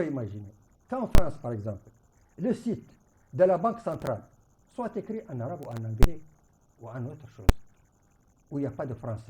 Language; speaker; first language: French; non-native, local second language; Arabic